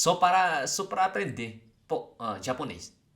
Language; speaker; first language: Portuguese; non-native, learner; Indonesian